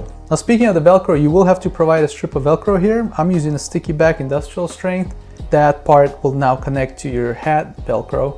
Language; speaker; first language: English; native; English